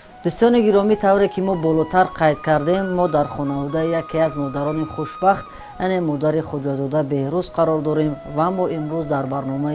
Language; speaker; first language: Persian; native; Persian